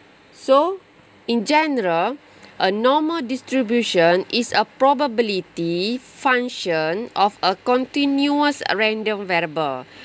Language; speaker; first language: English; non-native, local second language; Malay